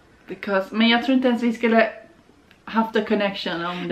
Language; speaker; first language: Swedish; native; Swedish